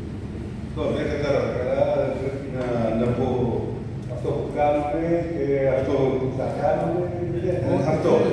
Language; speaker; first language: Greek; early bilingual, heritage; French